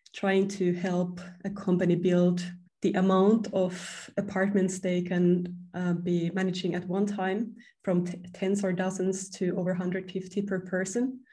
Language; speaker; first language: English; non-native, fluent; Finnish